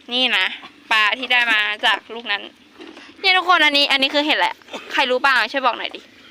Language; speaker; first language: Thai; native; Thai